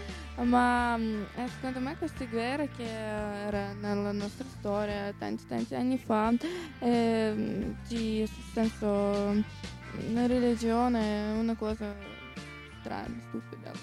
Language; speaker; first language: Italian; non-native, learner; Russian